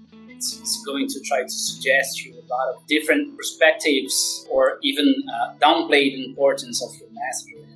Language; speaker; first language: English; non-native, fluent; Portuguese